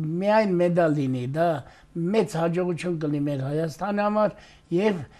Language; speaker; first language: Armenian; native; Armenian